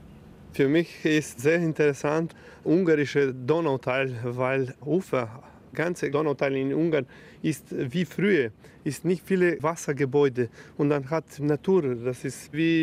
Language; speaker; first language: German; non-native, learner; Serbian